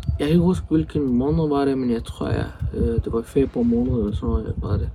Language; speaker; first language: Danish; early bilingual, other home language; Arabic